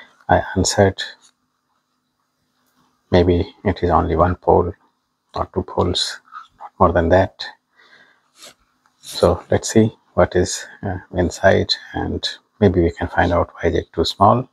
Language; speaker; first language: English; non-native, fluent; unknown